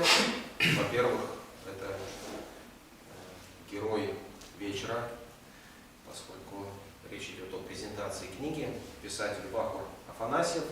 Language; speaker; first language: Russian; native; Russian